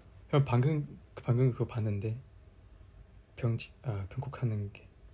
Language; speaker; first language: Korean; non-native, fluent; Chinese